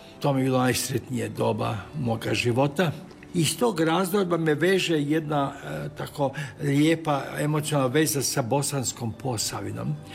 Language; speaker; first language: Croatian; native; Croatian